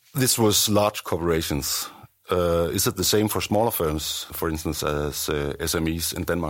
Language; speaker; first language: English; non-native, fluent; Danish